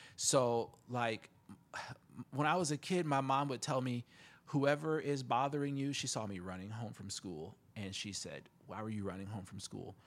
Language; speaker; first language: English; native; English